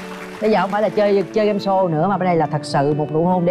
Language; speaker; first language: Vietnamese; native; Vietnamese